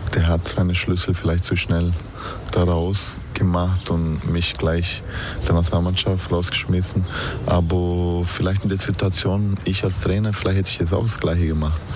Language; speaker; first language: German; non-native, fluent; Portuguese